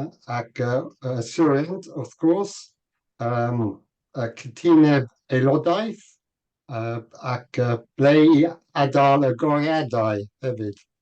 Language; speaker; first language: Welsh; non-native, learner; English